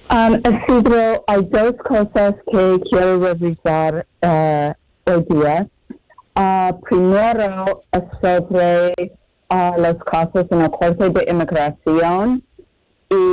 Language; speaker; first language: Spanish; non-native, learner; English